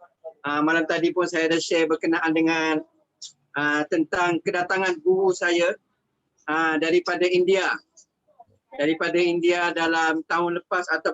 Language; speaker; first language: Malay; native; Malay